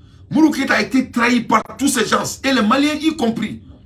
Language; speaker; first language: French; non-native, local second language; Bambara